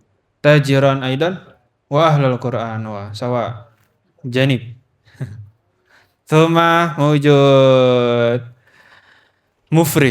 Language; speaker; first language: Arabic; non-native, learner; Indonesian